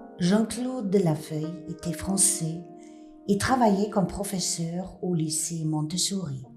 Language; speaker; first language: French; non-native, fluent; German